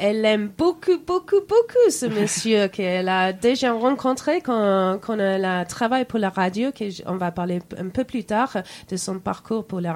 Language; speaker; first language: French; non-native, fluent; English